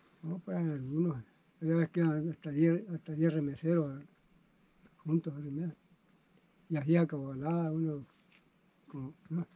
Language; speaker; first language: Spanish; native; Spanish